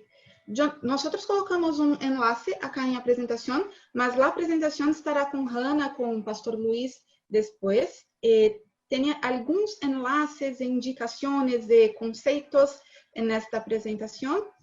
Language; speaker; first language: Spanish; non-native, learner; Portuguese